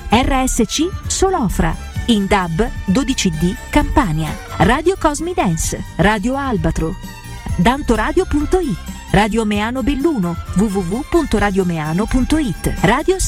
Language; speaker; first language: Italian; native; Italian